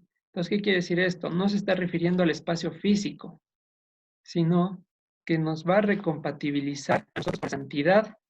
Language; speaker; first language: Spanish; native; Spanish